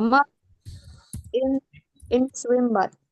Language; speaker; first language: German; non-native, learner; Indonesian